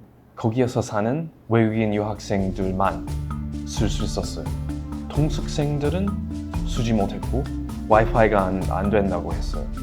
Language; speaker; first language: Korean; non-native, fluent; English